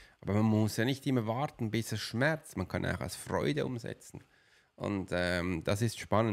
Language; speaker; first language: German; native; German